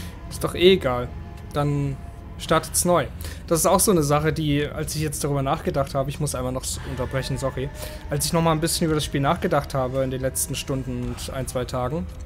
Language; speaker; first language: German; native; German